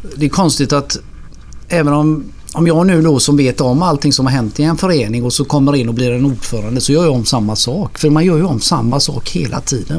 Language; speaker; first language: Swedish; native; Swedish